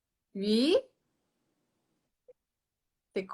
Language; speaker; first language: French; non-native, learner; Portuguese